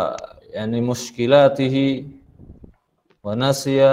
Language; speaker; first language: Arabic; non-native, fluent; Indonesian